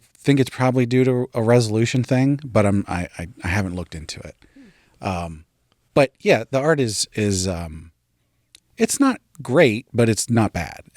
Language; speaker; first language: English; native; English